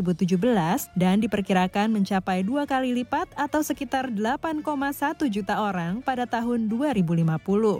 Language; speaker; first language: Indonesian; native; Indonesian